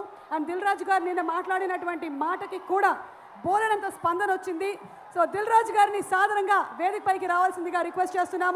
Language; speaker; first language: Telugu; native; Telugu